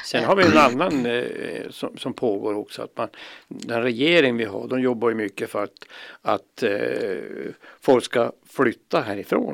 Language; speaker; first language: Swedish; native; Swedish